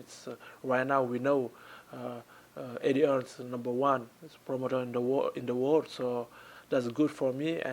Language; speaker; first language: English; non-native, learner; French